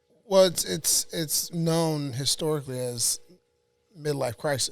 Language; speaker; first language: English; native; English